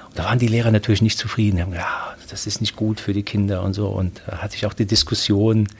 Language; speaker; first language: German; early bilingual, other home language; Polish